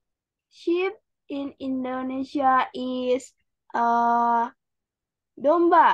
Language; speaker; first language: English; non-native, learner; Indonesian